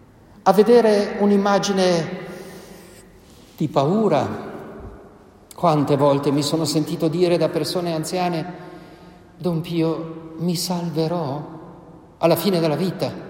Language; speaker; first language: Italian; native; Italian